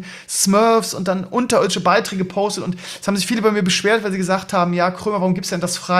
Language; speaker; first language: German; native; German